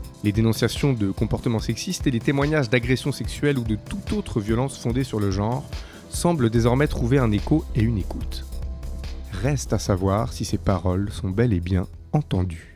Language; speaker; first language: French; native; French